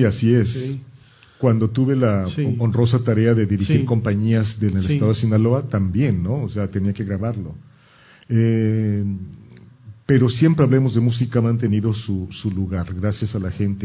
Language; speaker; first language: Spanish; native; Spanish